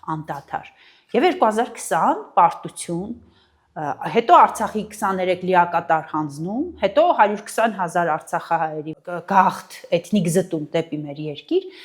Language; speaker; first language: Armenian; native; Armenian